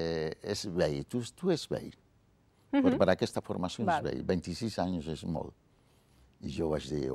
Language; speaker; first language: Catalan; non-native, fluent; Spanish